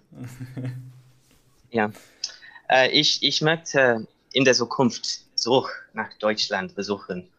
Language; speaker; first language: German; non-native, learner; English